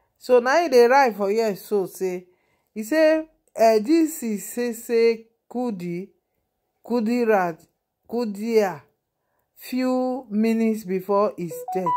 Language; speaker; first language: Nigerian Pidgin; non-native, local second language; Yoruba